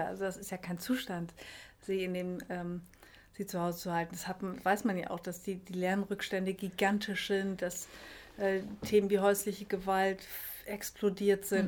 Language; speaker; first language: German; native; German